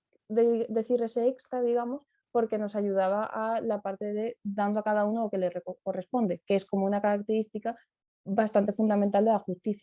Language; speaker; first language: Spanish; native; Spanish